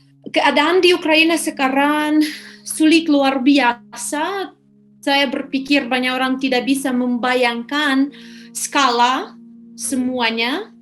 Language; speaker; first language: Indonesian; non-native, fluent; Ukrainian